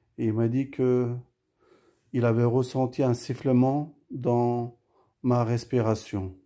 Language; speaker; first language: French; early bilingual, other home language; Turkish